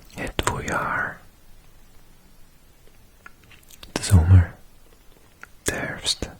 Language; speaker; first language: Dutch; non-native, learner; English